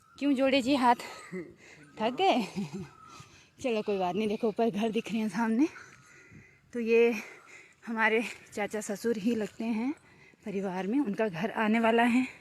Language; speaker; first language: Hindi; non-native, local second language; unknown